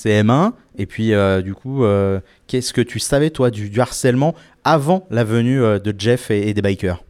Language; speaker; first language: French; native; French